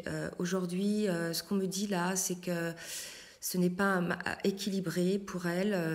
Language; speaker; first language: French; native; French